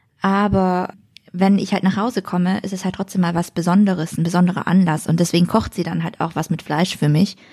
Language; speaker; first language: German; early bilingual, other home language; Vietnamese